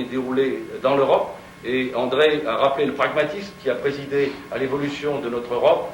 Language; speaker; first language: French; native; French